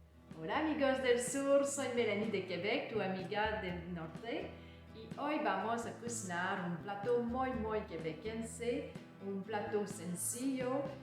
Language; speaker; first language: Spanish; non-native, learner; French